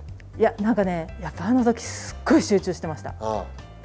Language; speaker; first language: Japanese; native; Japanese